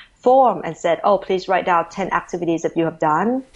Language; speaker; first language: English; non-native, fluent; Thai